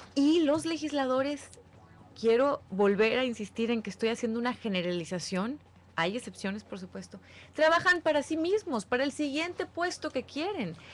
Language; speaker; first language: Spanish; native; Spanish